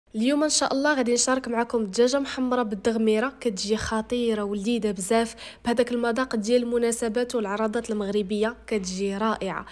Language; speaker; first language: Arabic; native; Arabic